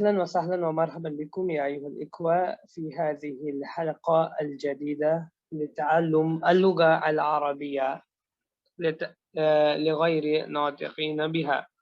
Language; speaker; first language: Arabic; non-native, fluent; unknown